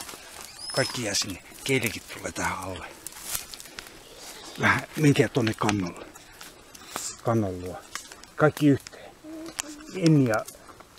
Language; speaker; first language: Finnish; native; Finnish